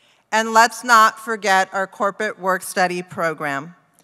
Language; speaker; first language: English; early bilingual, other home language; Spanish